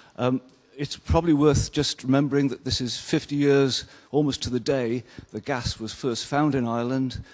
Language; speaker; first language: English; native; English